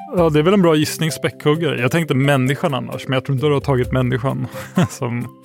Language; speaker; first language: Swedish; native; Swedish